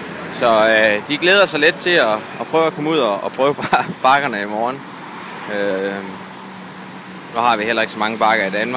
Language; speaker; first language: Danish; native; Danish